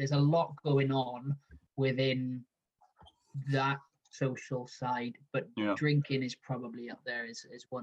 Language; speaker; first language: English; native; English